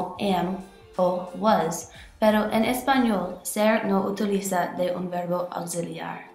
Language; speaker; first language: Spanish; non-native, learner; English